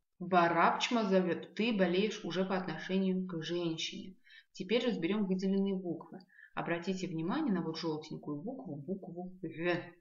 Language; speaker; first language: Russian; non-native, local second language; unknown